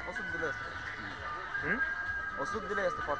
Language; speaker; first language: Romanian; non-native, learner; Russian